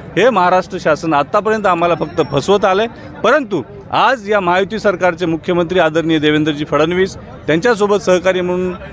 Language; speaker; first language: Marathi; non-native, local second language; Lambadi